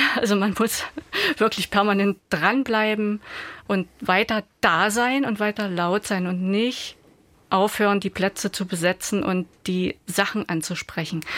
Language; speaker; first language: German; native; German